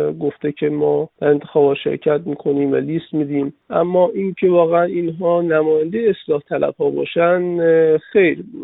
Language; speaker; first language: Persian; native; Persian